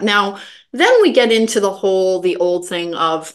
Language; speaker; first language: English; native; English